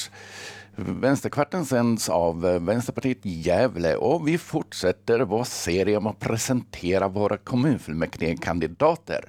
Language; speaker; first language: Swedish; native; Swedish